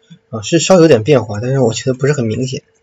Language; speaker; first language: Chinese; native; Chinese